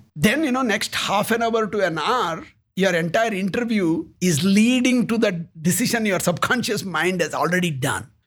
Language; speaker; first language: English; non-native, local second language; Kannada